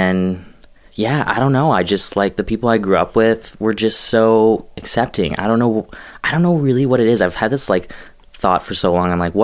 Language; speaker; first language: English; native; English